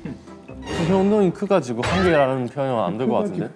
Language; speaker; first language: Korean; native; Korean